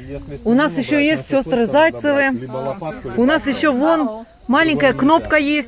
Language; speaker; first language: Russian; native; Russian